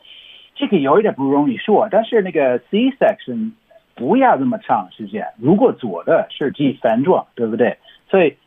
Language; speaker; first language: Chinese; non-native, fluent; English